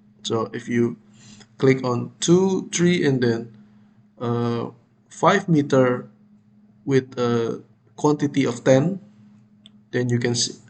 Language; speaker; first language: English; non-native, fluent; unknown